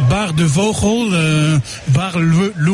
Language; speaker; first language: French; non-native, fluent; Dutch